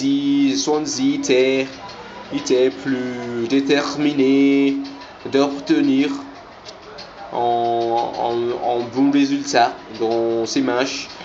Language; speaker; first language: French; non-native, learner; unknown